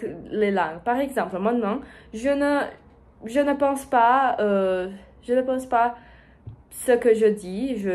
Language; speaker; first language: French; non-native, learner; Portuguese